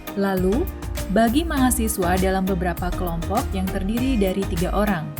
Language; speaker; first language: Indonesian; native; Indonesian